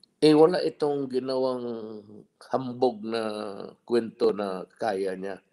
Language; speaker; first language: Filipino; non-native, local second language; Cebuano